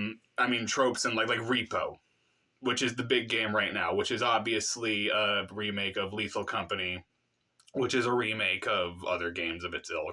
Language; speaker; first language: English; native; English